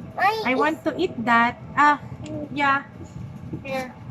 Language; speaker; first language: English; non-native, learner; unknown